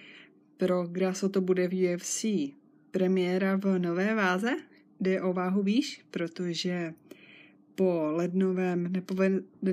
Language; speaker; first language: Czech; native; Czech